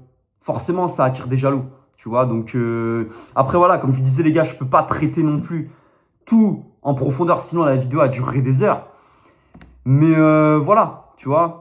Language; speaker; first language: French; native; French